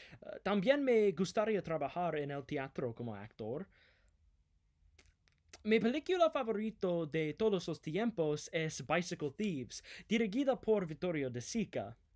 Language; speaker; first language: Spanish; non-native, learner; English